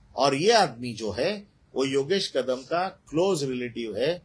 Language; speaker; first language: Hindi; non-native, local second language; Marathi